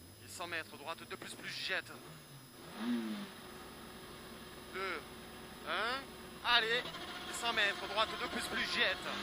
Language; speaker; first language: French; native; French